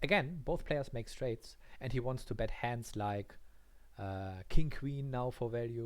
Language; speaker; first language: English; non-native, fluent; German